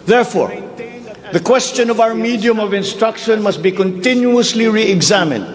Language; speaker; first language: English; non-native, local second language; Filipino